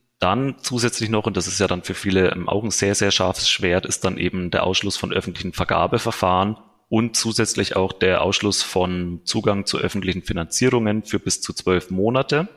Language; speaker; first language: German; native; German